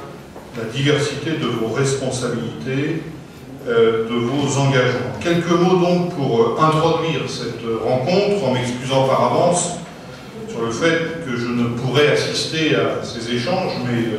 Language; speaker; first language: French; native; French